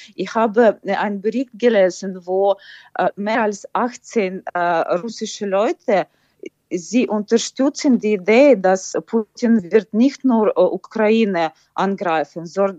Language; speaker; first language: German; non-native, fluent; Ukrainian